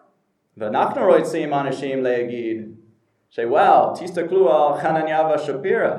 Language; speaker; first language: Hebrew; non-native, fluent; English